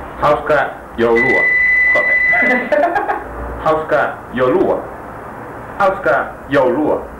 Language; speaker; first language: Finnish; non-native, learner; Catalan